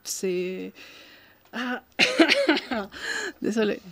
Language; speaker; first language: French; non-native, fluent; Spanish